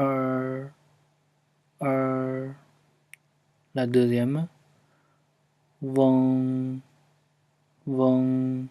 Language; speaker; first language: French; non-native, fluent; Chinese